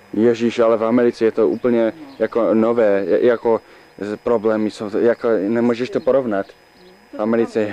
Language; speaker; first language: Czech; early bilingual, heritage; Czech